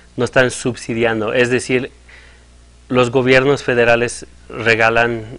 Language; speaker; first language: Spanish; non-native, fluent; French